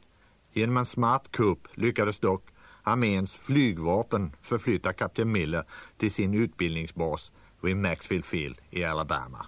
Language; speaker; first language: Swedish; native; Swedish